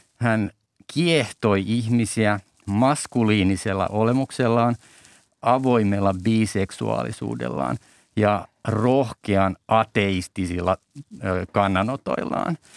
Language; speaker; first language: Finnish; native; Finnish